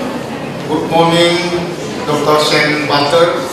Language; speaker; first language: English; non-native, fluent; Indonesian